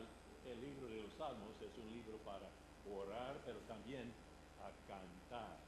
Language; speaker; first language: Spanish; non-native, fluent; English